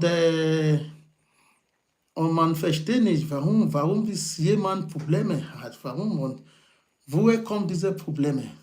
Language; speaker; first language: German; non-native, learner; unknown